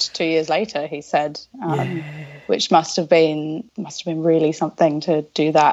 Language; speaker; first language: English; native; English